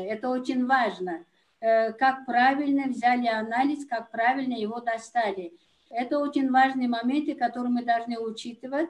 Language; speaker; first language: Russian; non-native, local second language; Tajik